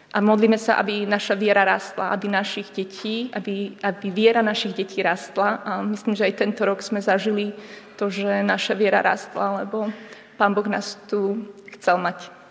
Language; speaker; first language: Slovak; native; Slovak